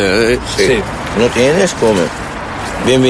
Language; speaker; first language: Spanish; non-native, learner; Arabic